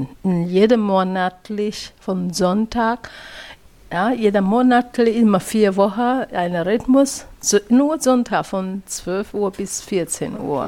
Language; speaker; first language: German; non-native, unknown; Chinese